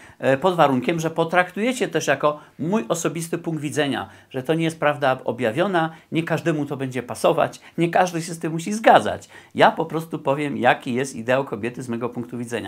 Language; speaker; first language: Polish; native; Polish